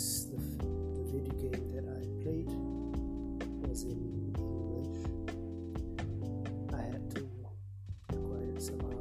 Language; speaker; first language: English; non-native, local second language; Malay